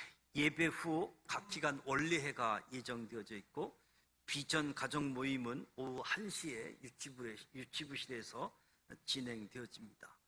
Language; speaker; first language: Korean; native; Korean